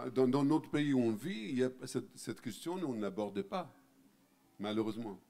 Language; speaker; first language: French; non-native, fluent; Arabic